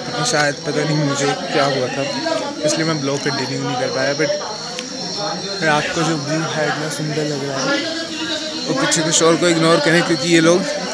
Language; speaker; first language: Hindi; non-native, local second language; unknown